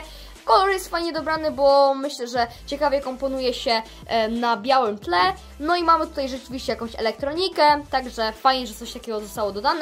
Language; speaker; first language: Polish; native; Polish